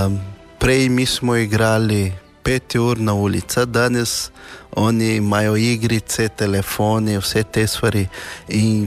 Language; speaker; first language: Slovenian; non-native, fluent; Portuguese